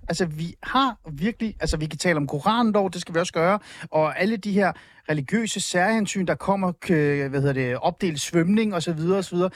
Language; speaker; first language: Danish; early bilingual, other home language; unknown